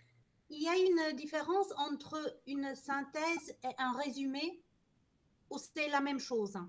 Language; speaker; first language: French; non-native, fluent; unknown